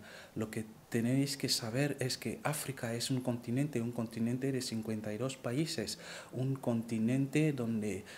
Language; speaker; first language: Spanish; non-native, fluent; French